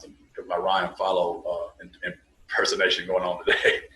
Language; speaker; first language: English; native; English